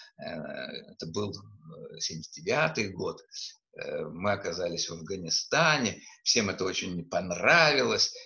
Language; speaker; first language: Russian; native; Russian